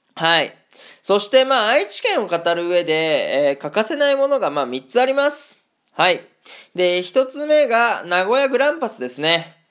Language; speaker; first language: Japanese; native; Japanese